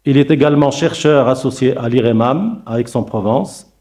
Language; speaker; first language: French; non-native, local second language; Arabic